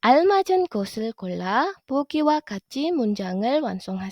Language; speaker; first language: Korean; non-native, fluent; Indonesian